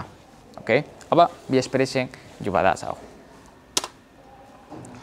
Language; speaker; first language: German; non-native, learner; Spanish